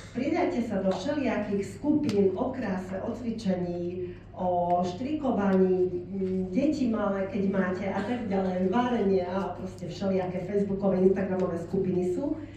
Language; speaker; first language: Slovak; non-native, local second language; Hungarian